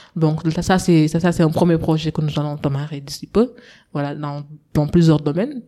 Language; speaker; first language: French; non-native, local second language; Wolof